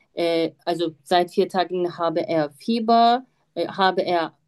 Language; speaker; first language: German; non-native, learner; Turkish